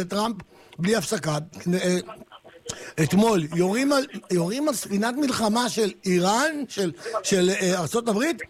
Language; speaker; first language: Hebrew; native; Hebrew